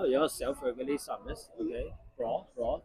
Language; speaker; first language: Norwegian; non-native, learner; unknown